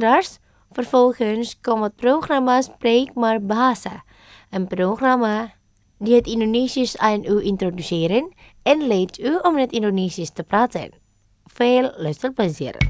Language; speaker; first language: Dutch; non-native, learner; Indonesian